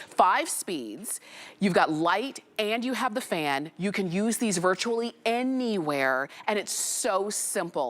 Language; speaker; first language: English; native; English